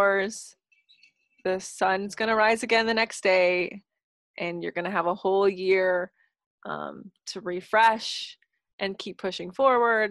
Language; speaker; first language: English; native; English